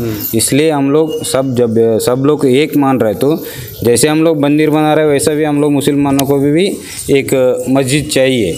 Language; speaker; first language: Hindi; non-native, local second language; Kannada